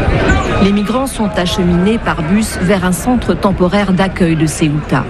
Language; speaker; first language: French; native; French